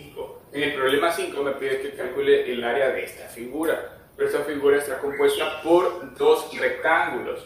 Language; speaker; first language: Spanish; native; Spanish